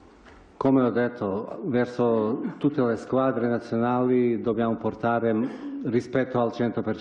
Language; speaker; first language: Italian; non-native, fluent; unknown